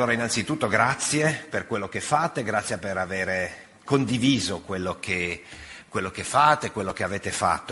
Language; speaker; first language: Italian; native; Italian